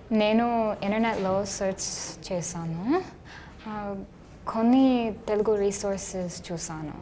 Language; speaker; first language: Telugu; non-native, learner; English